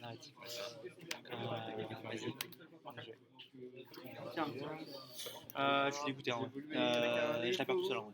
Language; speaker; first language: French; native; French